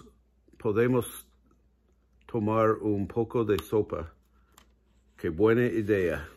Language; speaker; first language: Spanish; non-native, learner; English